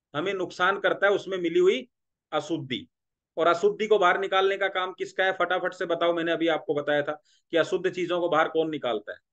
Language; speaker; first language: Hindi; non-native, local second language; Marathi